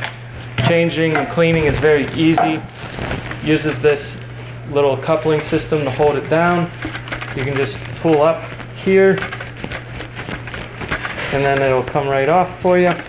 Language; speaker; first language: English; native; English